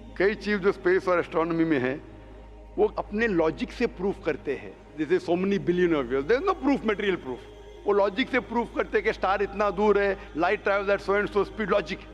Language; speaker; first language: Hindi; non-native, local second language; Konkani